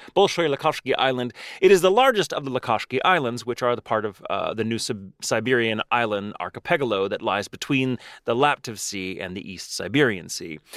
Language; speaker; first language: English; native; English